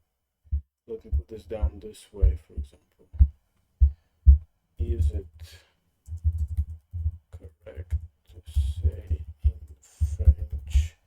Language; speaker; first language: English; non-native, fluent; Russian